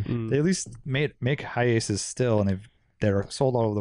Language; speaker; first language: English; native; English